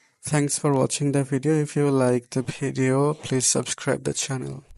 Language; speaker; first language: English; non-native, local second language; Bangla